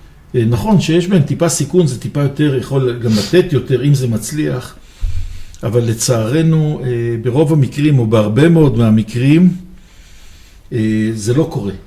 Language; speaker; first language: Hebrew; native; Hebrew